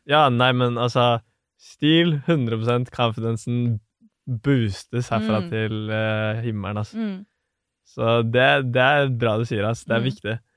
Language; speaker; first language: Norwegian; native; Norwegian